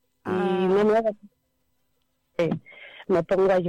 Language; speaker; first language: Spanish; native; Spanish